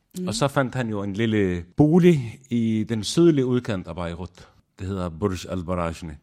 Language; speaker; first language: Danish; non-native, fluent; Arabic